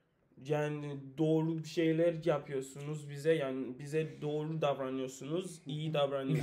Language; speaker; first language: Turkish; non-native, learner; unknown